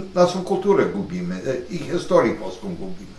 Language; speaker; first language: Polish; early bilingual, heritage; Polish